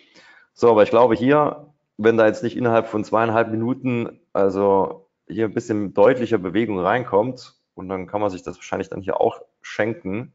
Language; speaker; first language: German; native; German